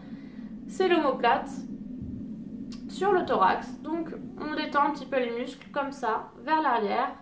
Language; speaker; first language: French; native; French